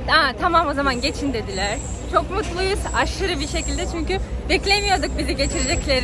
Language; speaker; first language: Turkish; non-native, fluent; Kyrgyz